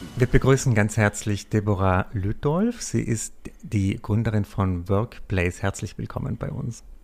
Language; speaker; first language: German; native; German